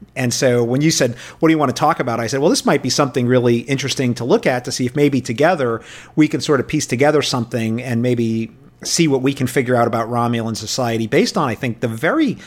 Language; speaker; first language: English; native; English